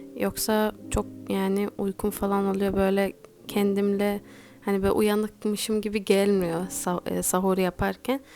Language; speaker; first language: Turkish; early bilingual, heritage; Turkish